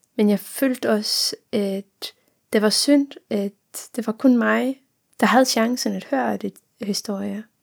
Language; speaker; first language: Danish; non-native, fluent; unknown